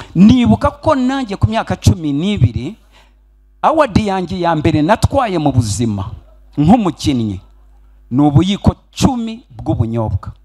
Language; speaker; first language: Kinyarwanda; early bilingual, heritage; Kinyarwanda